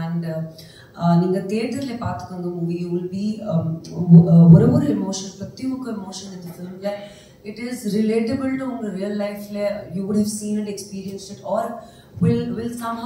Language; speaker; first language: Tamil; non-native, learner; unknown